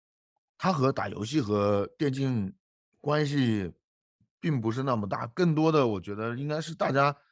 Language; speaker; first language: Chinese; native; Chinese